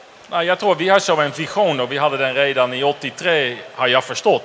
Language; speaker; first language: Swedish; non-native, fluent; Dutch